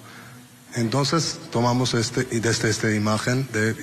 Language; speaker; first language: Spanish; non-native, learner; Armenian